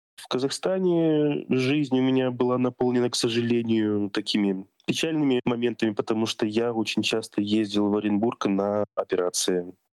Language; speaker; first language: Russian; native; Russian